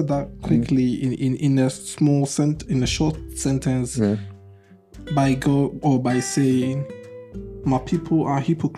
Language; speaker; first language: English; non-native, local second language; Akan